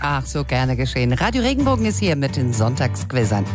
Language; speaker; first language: German; native; German